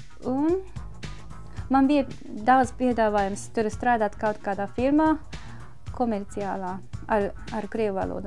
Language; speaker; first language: Latvian; non-native, fluent; Japanese